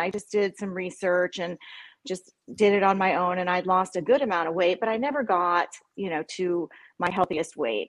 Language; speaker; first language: English; native; English